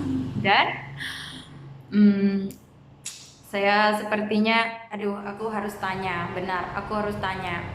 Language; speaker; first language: Indonesian; non-native, fluent; Khmer